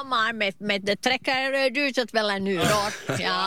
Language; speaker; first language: Dutch; non-native, fluent; Finnish